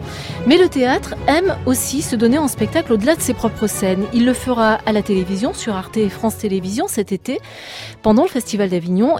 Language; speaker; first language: French; native; French